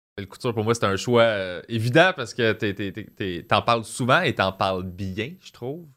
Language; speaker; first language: French; native; French